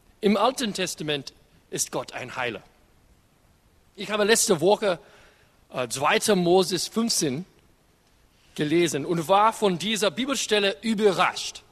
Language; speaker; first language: German; non-native, learner; English